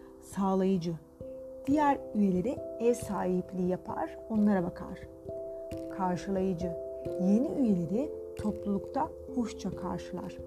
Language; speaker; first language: Turkish; native; Turkish